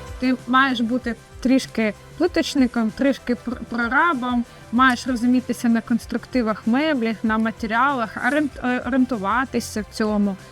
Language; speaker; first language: Ukrainian; native; Ukrainian